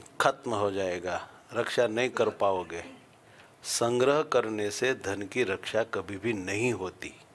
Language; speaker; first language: Hindi; non-native, local second language; Gujarati